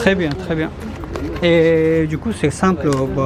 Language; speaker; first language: French; non-native, fluent; Pashto